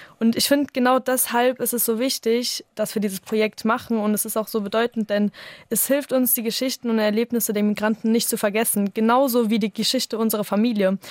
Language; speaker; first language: German; early bilingual, other home language; Italian